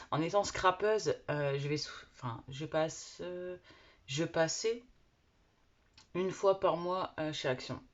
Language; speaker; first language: French; native; French